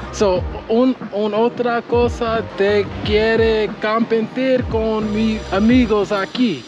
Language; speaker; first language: Spanish; non-native, learner; English